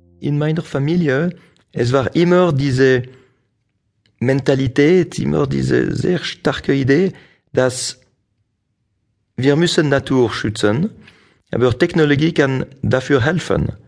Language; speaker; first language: German; non-native, local second language; French